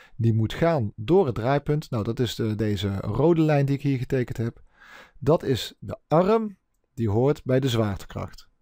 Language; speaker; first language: Dutch; native; Dutch